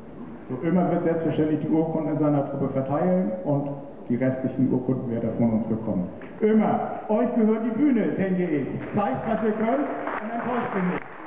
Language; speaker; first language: German; native; German